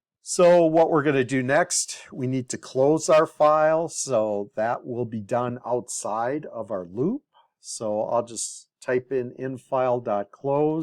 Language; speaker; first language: English; native; English